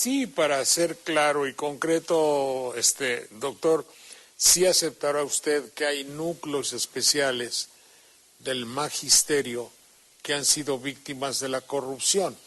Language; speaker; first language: Spanish; native; Spanish